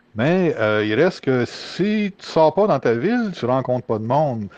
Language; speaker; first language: French; native; French